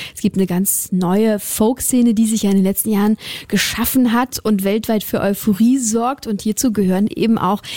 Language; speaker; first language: German; native; German